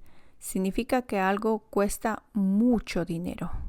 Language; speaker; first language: Spanish; non-native, fluent; English